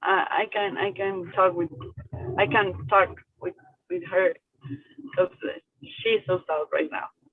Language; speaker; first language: English; non-native, learner; Spanish